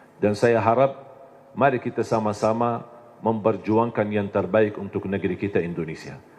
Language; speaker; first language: Indonesian; non-native, fluent; Arabic